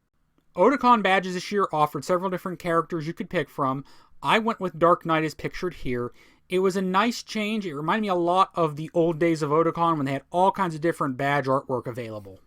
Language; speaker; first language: English; native; English